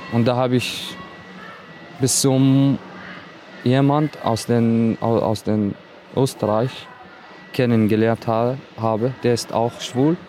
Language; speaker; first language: German; non-native, learner; Arabic